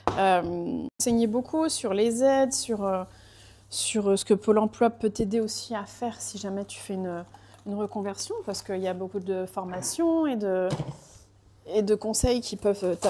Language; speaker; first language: French; native; French